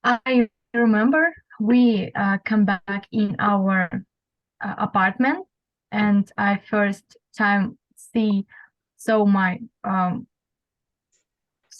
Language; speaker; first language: English; non-native, learner; Russian